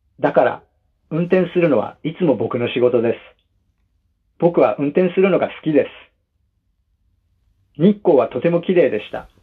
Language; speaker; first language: Japanese; non-native, fluent; Indonesian